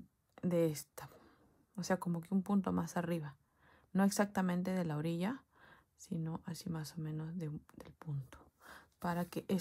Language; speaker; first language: Spanish; native; Spanish